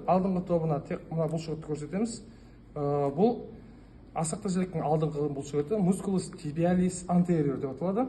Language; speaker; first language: Kazakh; native; Kazakh